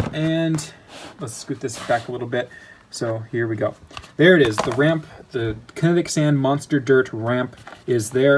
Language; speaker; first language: English; native; English